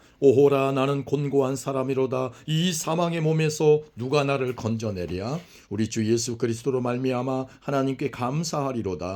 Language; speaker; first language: Korean; native; Korean